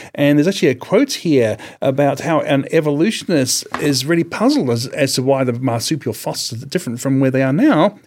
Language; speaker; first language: English; native; English